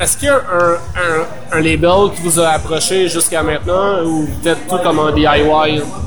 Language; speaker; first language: French; native; French